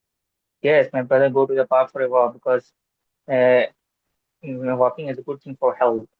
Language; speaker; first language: English; non-native, learner; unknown